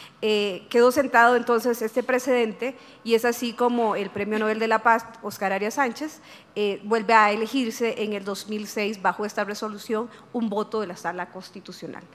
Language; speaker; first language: Spanish; native; Spanish